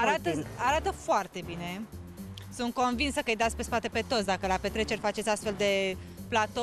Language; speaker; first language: Romanian; native; Romanian